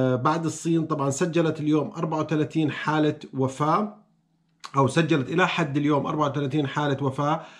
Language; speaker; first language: Arabic; native; Arabic